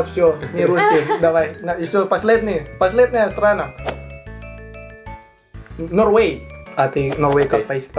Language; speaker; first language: Russian; non-native, learner; Indonesian